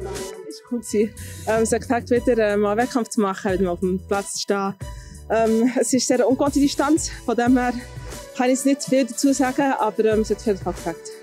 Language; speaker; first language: German; native; German